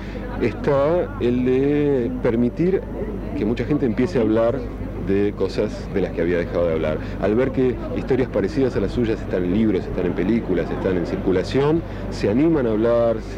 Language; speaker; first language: Spanish; native; Spanish